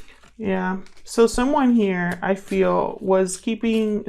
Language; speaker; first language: English; native; English